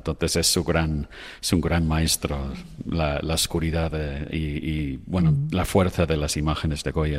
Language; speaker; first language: Spanish; non-native, fluent; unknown